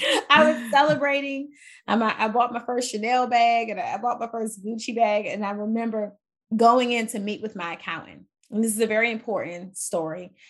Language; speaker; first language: English; native; English